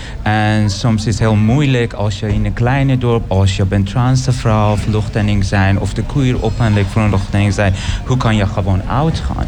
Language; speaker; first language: Dutch; non-native, learner; Persian